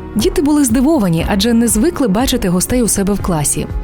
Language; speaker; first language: Ukrainian; native; Ukrainian